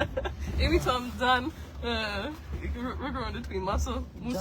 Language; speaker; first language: Georgian; early bilingual, heritage; Georgian